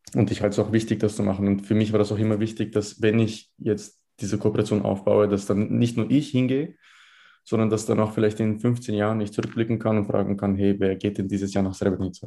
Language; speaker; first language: German; early bilingual, other home language; Bosnian